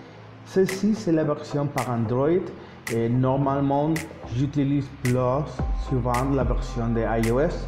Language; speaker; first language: French; non-native, learner; Spanish